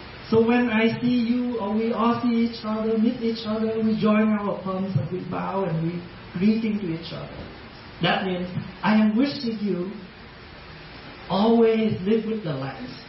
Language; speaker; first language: English; early bilingual, other home language; Vietnamese